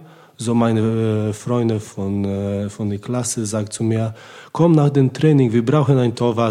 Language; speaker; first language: German; non-native, learner; Polish